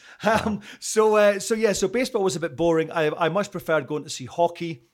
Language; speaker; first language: English; native; English